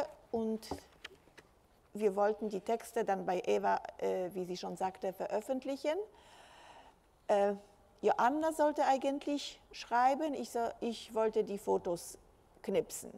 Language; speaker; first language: German; non-native, fluent; Polish